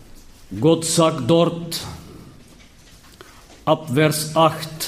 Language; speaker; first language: German; non-native, fluent; Bulgarian